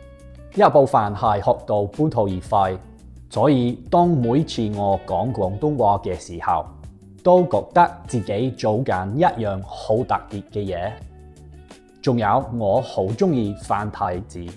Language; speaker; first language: Cantonese; non-native, fluent; English